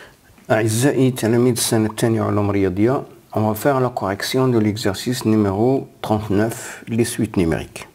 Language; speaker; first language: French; non-native, local second language; Arabic